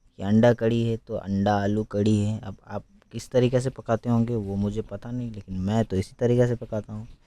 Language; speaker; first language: Hindi; non-native, local second language; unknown